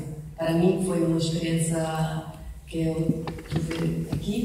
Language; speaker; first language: Portuguese; non-native, learner; Italian